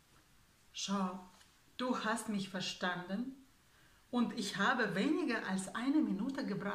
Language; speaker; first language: German; non-native, fluent; Russian